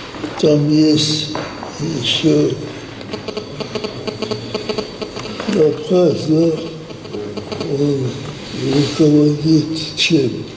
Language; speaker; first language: Russian; non-native, local second language; Georgian